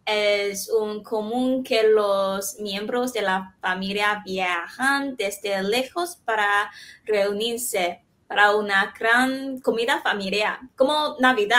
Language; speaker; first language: Spanish; non-native, fluent; Chinese